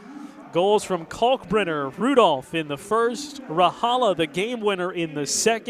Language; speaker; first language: English; native; English